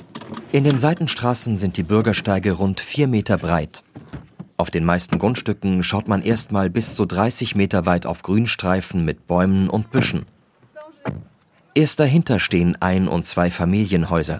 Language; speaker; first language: German; native; German